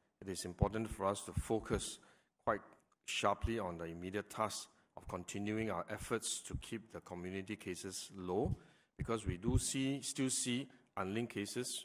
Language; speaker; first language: English; non-native, local second language; Chinese